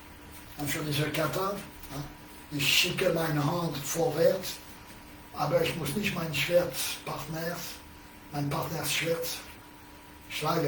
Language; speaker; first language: German; non-native, learner; French